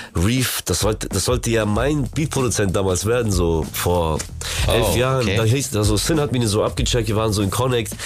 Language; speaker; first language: German; early bilingual, other home language; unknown